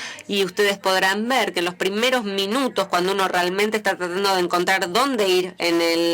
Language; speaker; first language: Spanish; native; Spanish